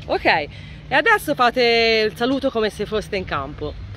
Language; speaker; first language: Italian; native; Italian